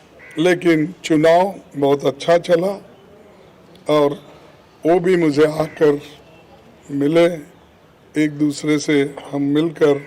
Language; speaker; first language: Hindi; non-native, local second language; Kannada